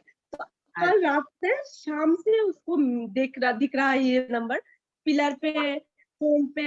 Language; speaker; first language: Hindi; native; Hindi